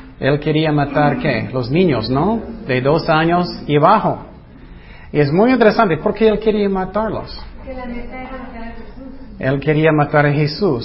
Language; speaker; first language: Spanish; non-native, fluent; English